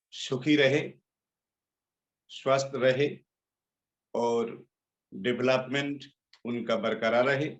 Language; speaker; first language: Hindi; non-native, local second language; Bangla